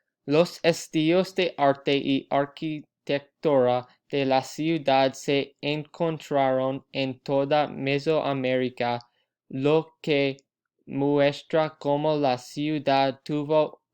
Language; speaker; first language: Spanish; non-native, learner; English